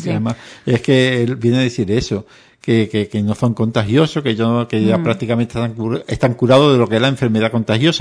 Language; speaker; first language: Spanish; native; Spanish